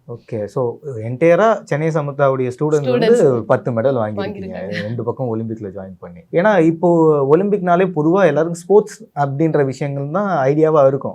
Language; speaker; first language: Tamil; native; Tamil